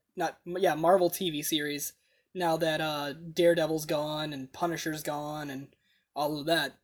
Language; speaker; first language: English; native; English